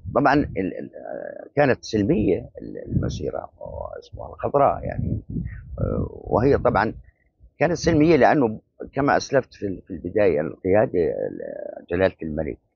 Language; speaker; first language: Arabic; native; Arabic